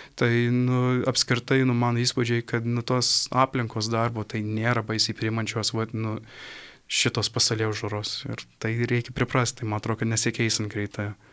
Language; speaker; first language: Lithuanian; early bilingual, heritage; Lithuanian